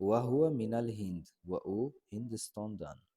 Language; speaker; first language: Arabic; non-native, fluent; Uzbek